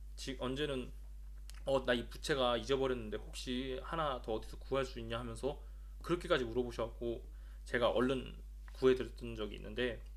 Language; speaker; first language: Korean; native; Korean